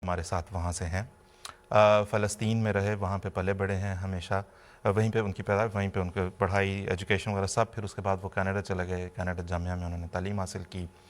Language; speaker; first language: Urdu; native; Urdu